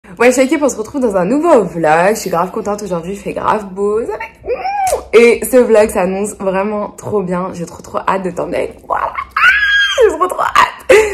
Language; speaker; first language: French; native; French